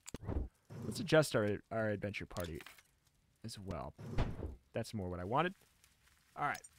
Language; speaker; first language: English; native; English